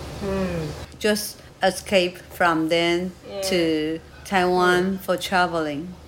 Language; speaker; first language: English; non-native, learner; Chinese